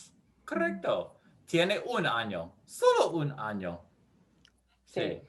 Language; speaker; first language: Spanish; non-native, learner; English